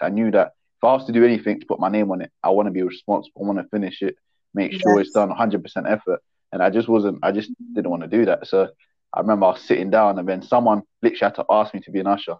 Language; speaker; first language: English; native; English